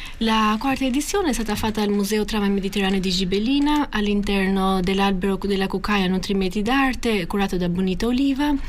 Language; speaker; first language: Italian; non-native, fluent; Albanian